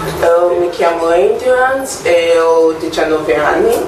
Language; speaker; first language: Italian; non-native, learner; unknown